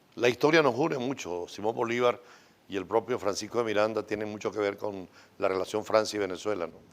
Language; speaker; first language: Spanish; native; Spanish